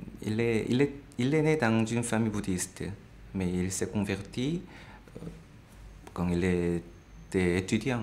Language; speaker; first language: French; non-native, fluent; Korean